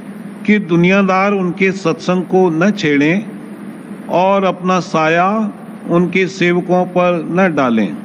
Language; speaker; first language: Hindi; native; Hindi